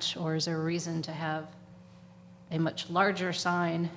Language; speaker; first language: English; native; English